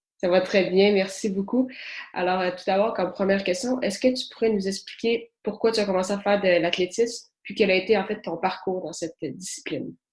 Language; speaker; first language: French; native; French